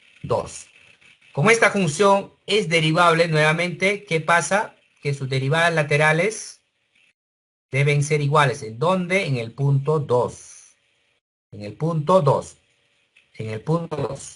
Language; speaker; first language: Spanish; native; Spanish